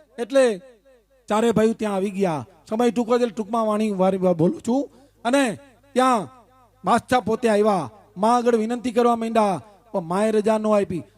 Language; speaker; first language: Gujarati; non-native, local second language; Kachhi